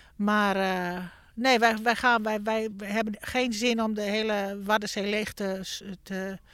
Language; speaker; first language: Dutch; native; Dutch